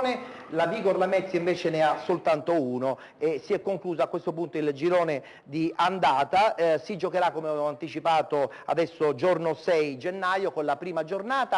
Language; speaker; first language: Italian; native; Italian